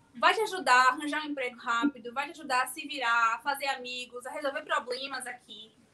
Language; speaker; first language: Portuguese; native; Portuguese